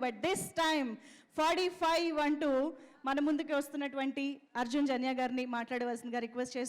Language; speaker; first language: Telugu; native; Telugu